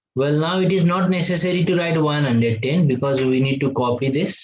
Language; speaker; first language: English; non-native, local second language; Nepali